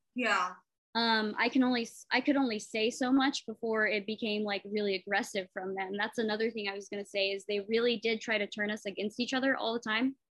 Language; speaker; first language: English; native; English